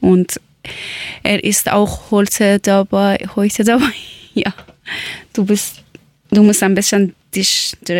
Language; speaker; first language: German; non-native, learner; Persian